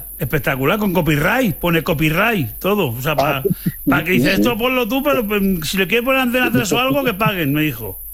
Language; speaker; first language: Spanish; native; Spanish